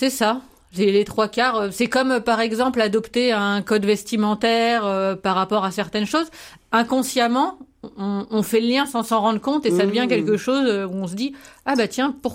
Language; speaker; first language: French; native; French